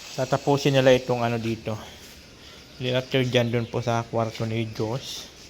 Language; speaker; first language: Filipino; native; Filipino